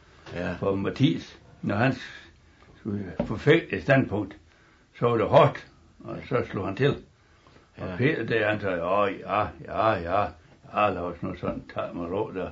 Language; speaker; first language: Danish; native; Danish